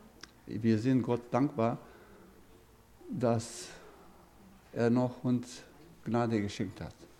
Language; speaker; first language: German; non-native, fluent; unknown